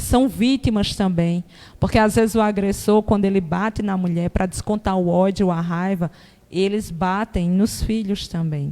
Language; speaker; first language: Portuguese; native; Portuguese